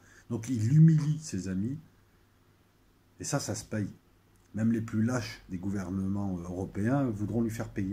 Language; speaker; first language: French; native; French